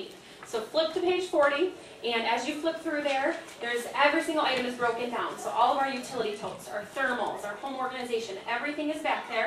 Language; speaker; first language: English; native; English